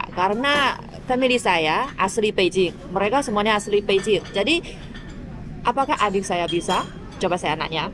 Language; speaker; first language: Indonesian; non-native, fluent; Chinese